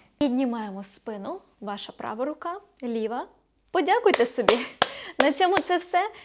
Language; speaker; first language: Ukrainian; non-native, local second language; Russian